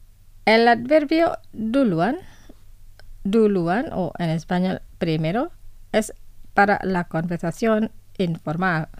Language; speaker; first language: Spanish; non-native, fluent; Indonesian